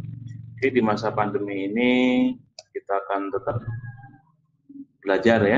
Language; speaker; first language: Indonesian; native; Indonesian